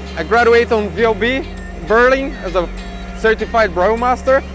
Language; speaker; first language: English; non-native, fluent; Portuguese